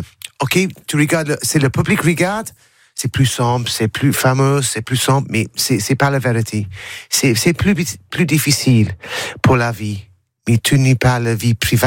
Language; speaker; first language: French; non-native, learner; English